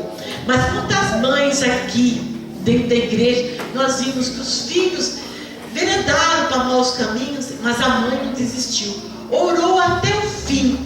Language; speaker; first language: Portuguese; native; Portuguese